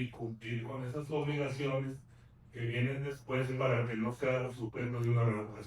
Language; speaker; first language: Spanish; native; Spanish